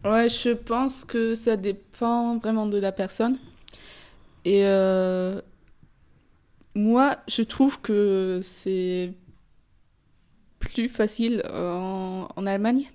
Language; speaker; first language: French; non-native, fluent; German